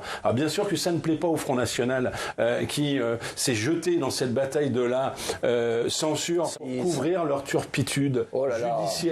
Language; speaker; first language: French; native; French